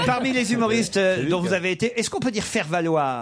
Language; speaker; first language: French; native; French